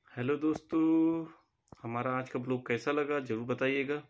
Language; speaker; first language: Hindi; native; Hindi